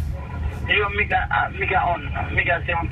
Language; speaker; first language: Finnish; non-native, learner; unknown